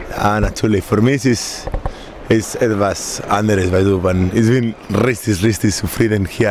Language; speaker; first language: German; non-native, learner; Spanish